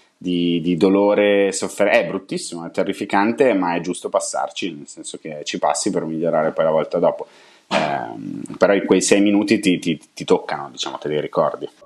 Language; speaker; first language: Italian; native; Italian